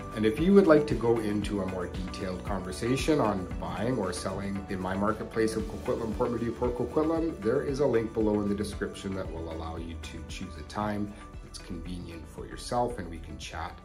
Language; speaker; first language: English; native; English